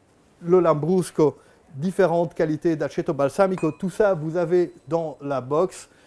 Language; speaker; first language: French; native; French